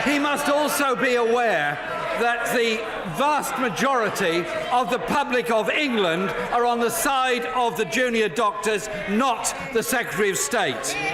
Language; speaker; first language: English; native; English